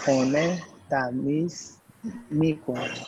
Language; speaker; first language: Persian; non-native, learner; Urdu